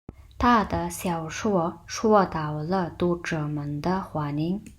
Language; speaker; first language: Chinese; non-native, fluent; Mongolian